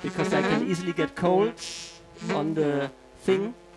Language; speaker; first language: English; non-native, fluent; German